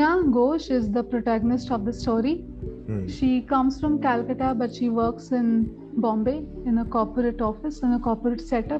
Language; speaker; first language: English; non-native, local second language; Marathi